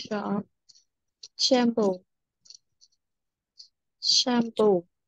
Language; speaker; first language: English; non-native, learner; Vietnamese